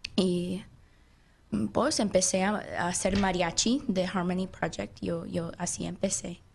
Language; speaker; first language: Spanish; non-native, learner; English